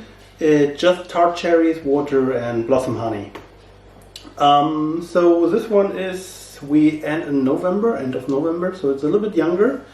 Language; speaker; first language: English; non-native, learner; German